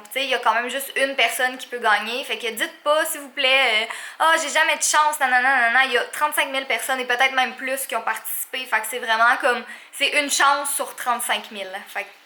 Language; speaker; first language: French; native; French